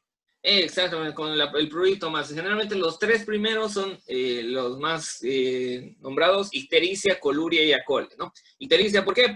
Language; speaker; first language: Spanish; native; Spanish